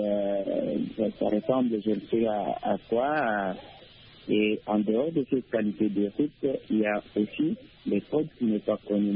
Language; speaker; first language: French; non-native, local second language; Luba-Lulua